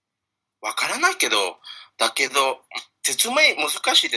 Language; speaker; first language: Japanese; non-native, learner; Spanish